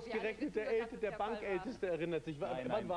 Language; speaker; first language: German; native; German